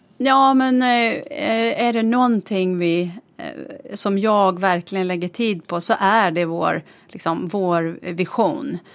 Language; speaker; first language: Swedish; native; Swedish